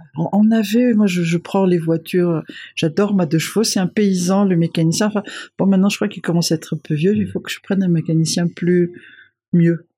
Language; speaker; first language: French; non-native, local second language; Malagasy